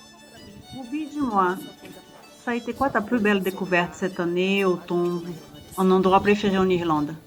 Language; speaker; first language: French; non-native, fluent; Portuguese